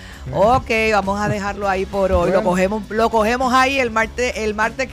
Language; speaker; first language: Spanish; native; Spanish